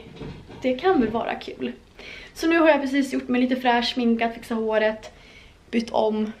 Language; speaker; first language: Swedish; native; Swedish